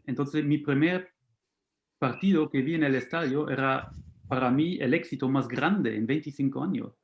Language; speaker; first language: Spanish; non-native, fluent; German